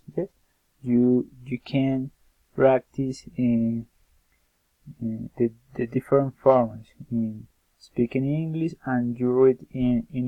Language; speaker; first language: English; non-native, learner; Spanish